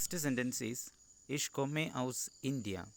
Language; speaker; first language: German; non-native, learner; Malayalam